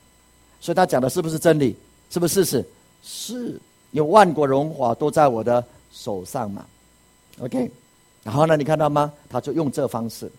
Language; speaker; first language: Chinese; native; Chinese